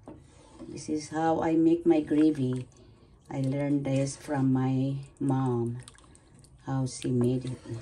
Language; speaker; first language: English; non-native, learner; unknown